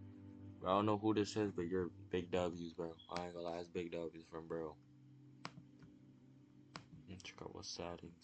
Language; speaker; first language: English; native; English